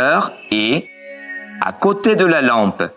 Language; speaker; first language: French; non-native, fluent; Spanish